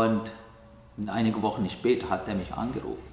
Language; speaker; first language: German; non-native, learner; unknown